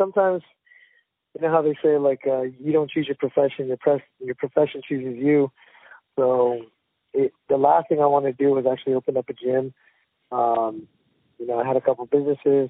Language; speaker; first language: English; native; English